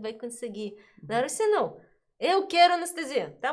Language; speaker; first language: Portuguese; non-native, learner; Russian